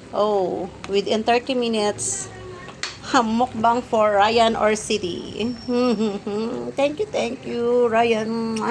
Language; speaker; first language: English; non-native, learner; Filipino